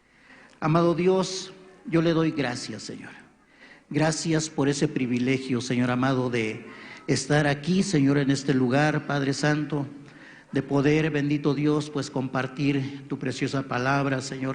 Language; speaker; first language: Spanish; native; Spanish